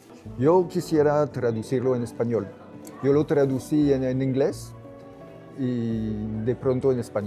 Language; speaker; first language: Spanish; non-native, fluent; French